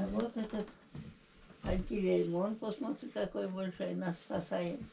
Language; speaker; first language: Russian; non-native, local second language; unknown